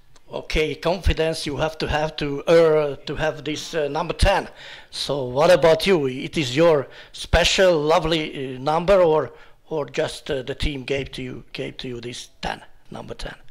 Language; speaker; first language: English; non-native, learner; Hungarian